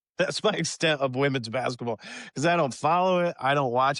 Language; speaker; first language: English; native; English